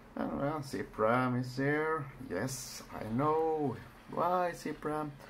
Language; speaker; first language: English; non-native, fluent; Swedish